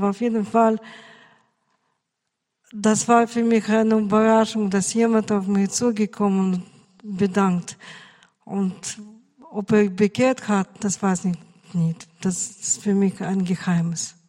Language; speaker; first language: German; non-native, local second language; Russian